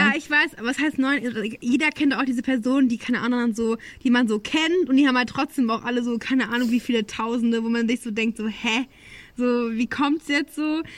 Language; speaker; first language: German; native; German